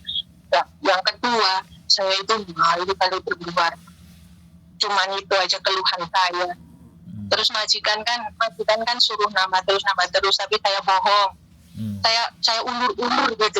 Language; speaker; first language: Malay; non-native, local second language; Javanese